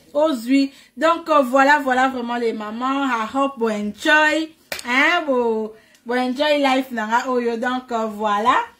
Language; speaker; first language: French; non-native, local second language; Lingala